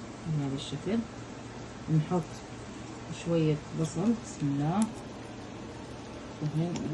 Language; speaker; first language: Arabic; native; Arabic